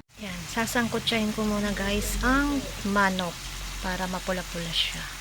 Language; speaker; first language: Filipino; native; Filipino